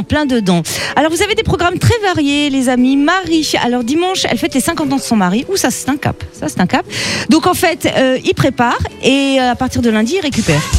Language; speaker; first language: French; native; French